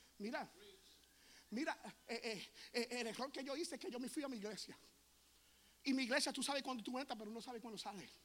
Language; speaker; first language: Spanish; early bilingual, heritage; Spanish